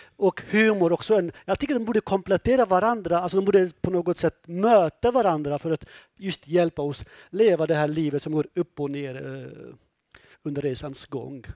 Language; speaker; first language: Swedish; non-native, fluent; Kurdish